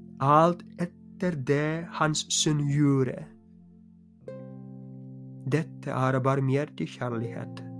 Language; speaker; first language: Norwegian; non-native, fluent; Polish